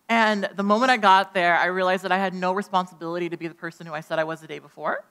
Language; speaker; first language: English; native; English